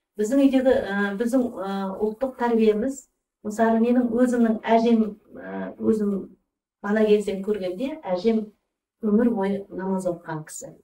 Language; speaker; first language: Kazakh; early bilingual, heritage; Kazakh